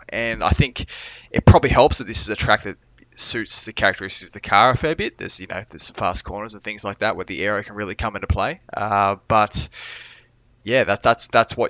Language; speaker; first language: English; native; English